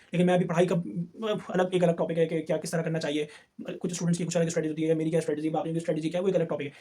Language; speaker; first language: Urdu; native; Urdu